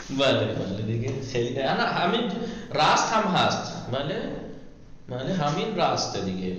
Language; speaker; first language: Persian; non-native, fluent; Urdu